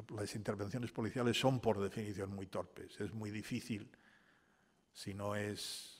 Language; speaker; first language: Spanish; non-native, local second language; Catalan